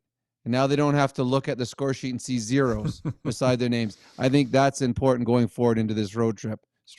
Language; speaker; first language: English; native; English